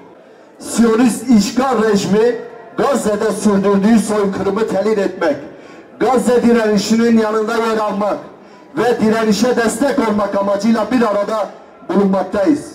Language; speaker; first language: Turkish; native; Turkish